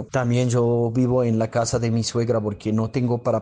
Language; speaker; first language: Spanish; non-native, fluent; Arabic